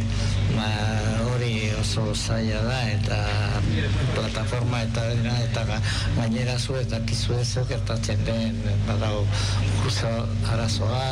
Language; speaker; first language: Basque; non-native, local second language; Spanish